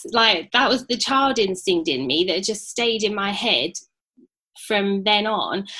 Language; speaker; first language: English; native; English